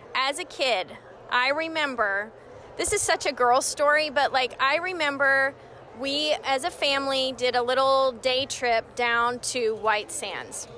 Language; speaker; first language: English; native; English